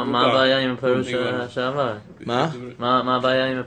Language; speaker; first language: Hebrew; non-native, learner; English